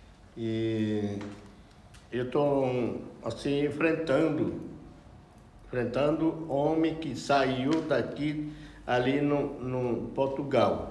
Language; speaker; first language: Portuguese; non-native, local second language; Yanomámi